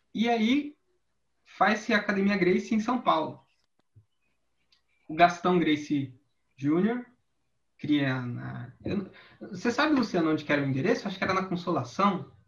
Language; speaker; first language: Portuguese; native; Portuguese